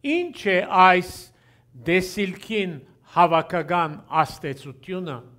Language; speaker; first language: Armenian; early bilingual, heritage; Armenian